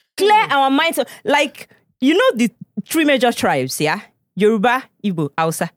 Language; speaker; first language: English; non-native, local second language; Igbo